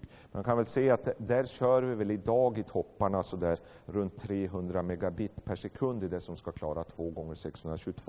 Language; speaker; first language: Swedish; native; Swedish